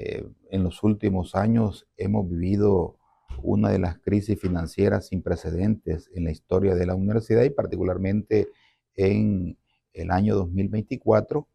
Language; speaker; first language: Spanish; native; Spanish